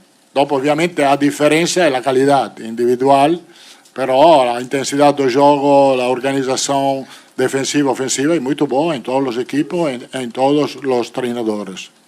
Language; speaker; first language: Portuguese; non-native, fluent; Italian